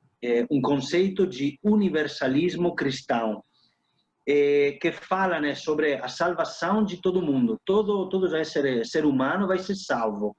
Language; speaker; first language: Portuguese; non-native, fluent; Italian